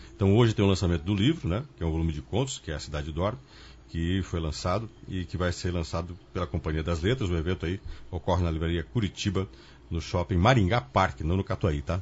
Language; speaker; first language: Portuguese; native; Portuguese